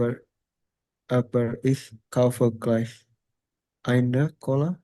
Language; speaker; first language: German; non-native, learner; Indonesian